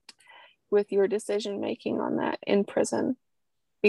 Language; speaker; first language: English; native; English